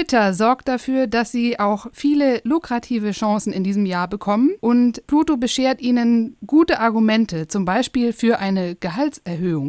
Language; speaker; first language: German; native; German